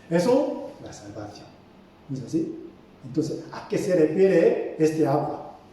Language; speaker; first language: Spanish; non-native, fluent; Korean